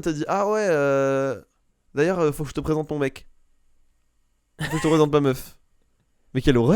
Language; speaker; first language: French; native; French